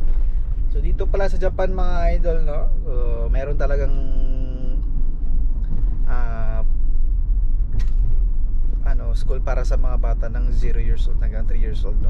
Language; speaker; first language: Filipino; native; Filipino